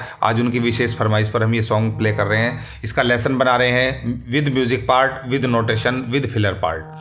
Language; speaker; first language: Hindi; native; Hindi